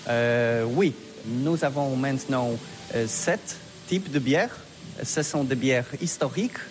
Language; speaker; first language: French; non-native, fluent; Polish